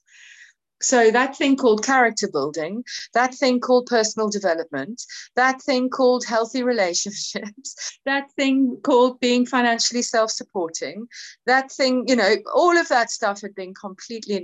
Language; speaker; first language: English; native; English